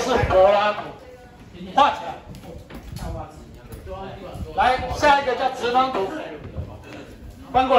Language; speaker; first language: Chinese; native; Chinese